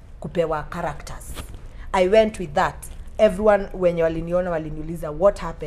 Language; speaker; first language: English; non-native, local second language; Swahili